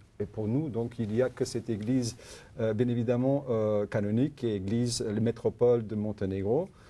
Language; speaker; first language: French; non-native, fluent; Macedonian